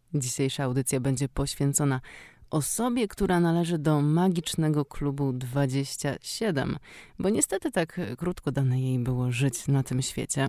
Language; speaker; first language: Polish; native; Polish